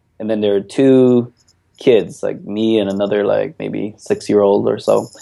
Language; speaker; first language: English; early bilingual, other home language; Korean